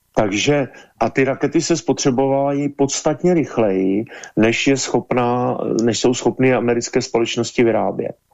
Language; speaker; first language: Czech; native; Czech